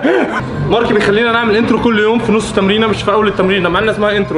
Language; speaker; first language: Arabic; native; Arabic